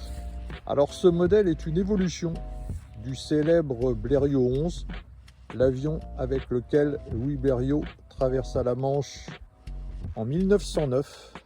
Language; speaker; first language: French; native; French